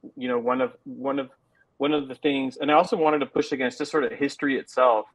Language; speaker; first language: English; native; English